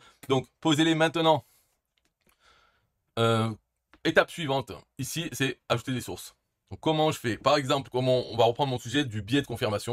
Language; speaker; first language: French; native; French